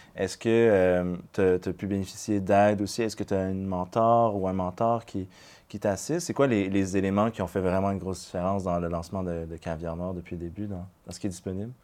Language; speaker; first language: French; native; French